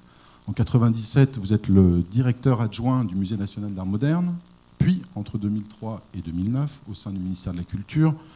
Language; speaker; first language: French; native; French